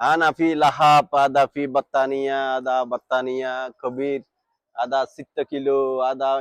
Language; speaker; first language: Arabic; non-native, learner; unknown